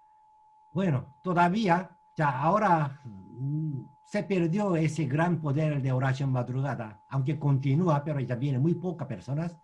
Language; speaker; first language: Spanish; non-native, learner; Korean